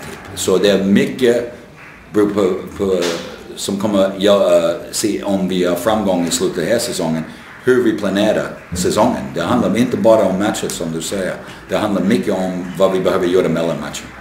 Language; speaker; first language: Swedish; non-native, fluent; English